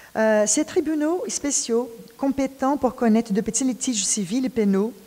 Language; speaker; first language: French; non-native, fluent; Portuguese